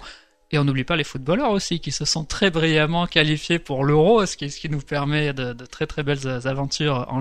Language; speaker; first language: French; native; French